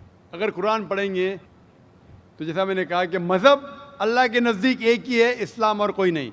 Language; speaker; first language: Hindi; native; Hindi